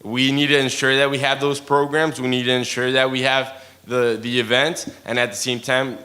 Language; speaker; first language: English; early bilingual, other home language; Spanish